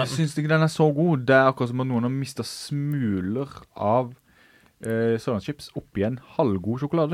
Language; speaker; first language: Norwegian; native; Norwegian